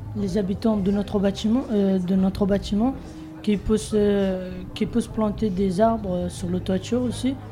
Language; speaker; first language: French; non-native, fluent; Bangla